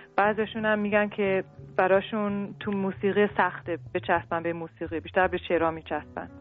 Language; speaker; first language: Persian; early bilingual, heritage; Persian